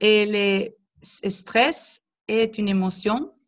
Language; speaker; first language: French; non-native, fluent; Spanish